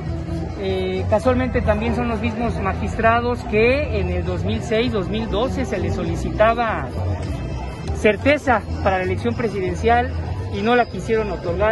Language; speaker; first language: Spanish; native; Spanish